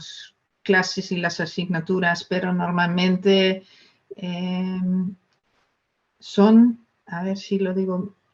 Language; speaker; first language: Spanish; non-native, fluent; Dutch